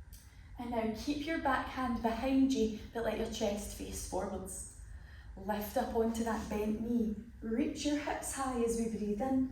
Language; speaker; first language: English; native; English